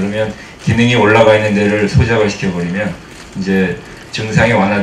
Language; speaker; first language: Korean; native; Korean